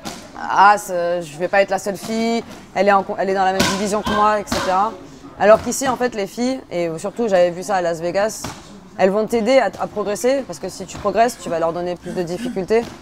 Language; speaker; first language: French; native; French